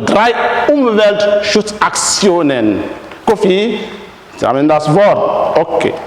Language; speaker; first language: German; non-native, fluent; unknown